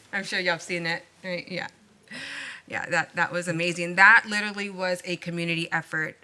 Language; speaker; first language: English; native; English